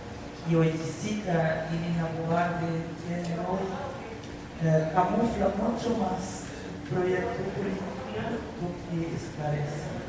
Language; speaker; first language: Spanish; non-native, fluent; Portuguese